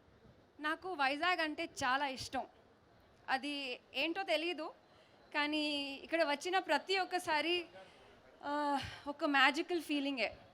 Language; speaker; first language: Telugu; non-native, fluent; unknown